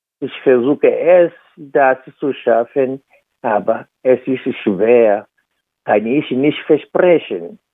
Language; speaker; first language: German; non-native, fluent; Swahili